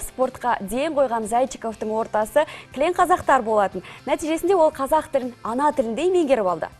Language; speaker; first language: Kazakh; native; Kazakh